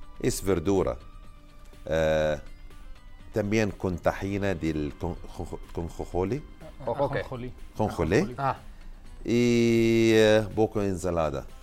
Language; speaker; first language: Spanish; non-native, learner; Arabic